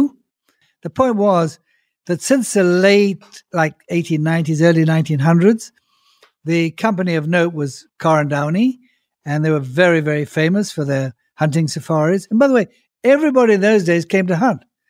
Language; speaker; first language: English; native; English